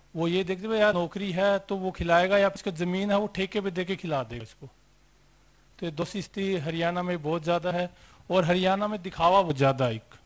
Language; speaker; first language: Hindi; native; Hindi